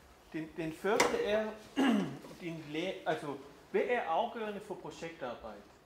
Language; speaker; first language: Danish; non-native, fluent; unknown